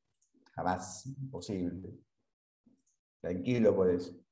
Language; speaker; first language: Spanish; native; Spanish